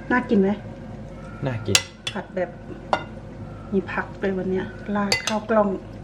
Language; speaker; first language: Thai; native; Thai